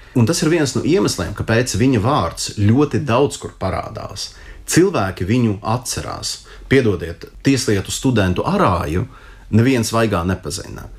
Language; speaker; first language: Latvian; non-native, local second language; Russian